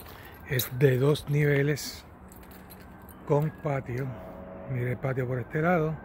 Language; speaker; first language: Spanish; native; Spanish